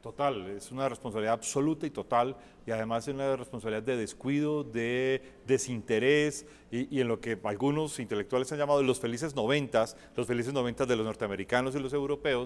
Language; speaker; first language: Spanish; native; Spanish